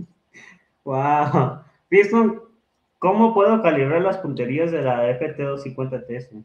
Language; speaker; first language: Spanish; native; Spanish